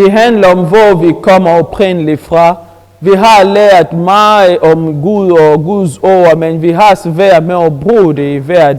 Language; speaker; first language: Danish; non-native, learner; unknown